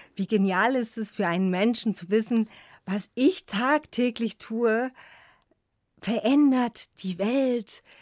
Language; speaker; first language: German; native; German